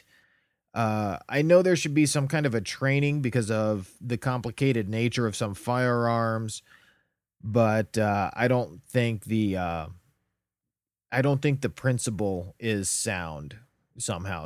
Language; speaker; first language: English; native; English